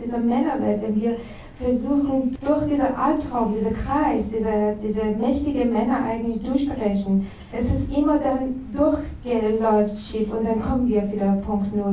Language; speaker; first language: German; non-native, fluent; Persian